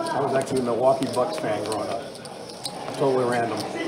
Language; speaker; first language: English; native; English